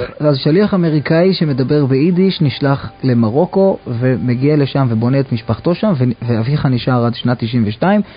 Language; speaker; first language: Hebrew; native; Hebrew